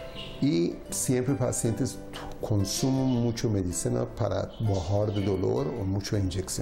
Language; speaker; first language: Spanish; non-native, learner; Persian